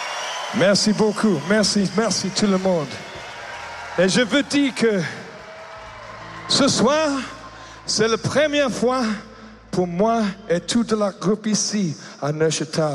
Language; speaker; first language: French; non-native, learner; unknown